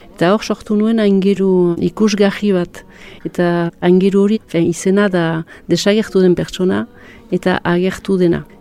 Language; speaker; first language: Basque; native; Basque